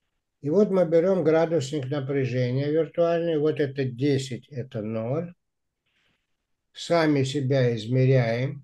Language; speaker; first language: Russian; native; Russian